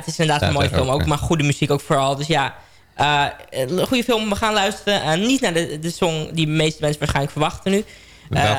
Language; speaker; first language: Dutch; native; Dutch